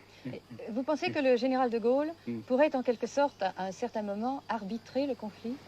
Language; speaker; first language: French; native; French